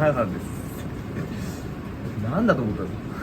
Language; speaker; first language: Japanese; native; Japanese